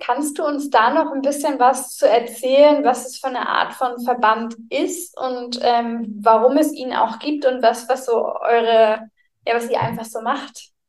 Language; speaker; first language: German; native; German